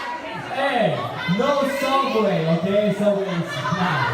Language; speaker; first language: English; non-native, learner; Korean